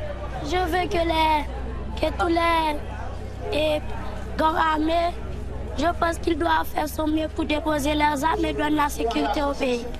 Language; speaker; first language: French; non-native, local second language; Haitian Creole